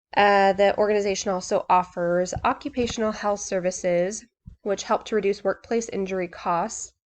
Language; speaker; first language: English; native; English